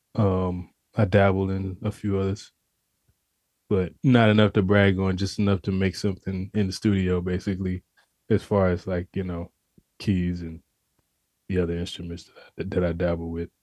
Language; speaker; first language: English; native; English